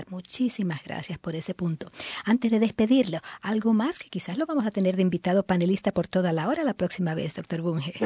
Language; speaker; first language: Spanish; native; Spanish